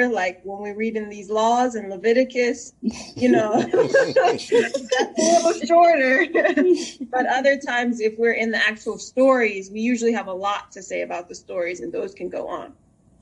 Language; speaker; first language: English; native; English